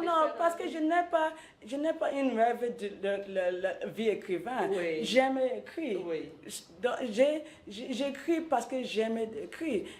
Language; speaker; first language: French; non-native, local second language; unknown